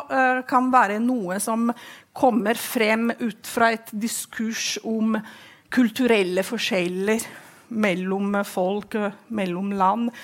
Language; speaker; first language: Norwegian; non-native, fluent; Italian